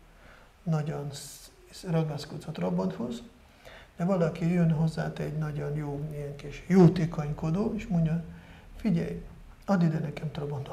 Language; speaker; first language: Hungarian; non-native, fluent; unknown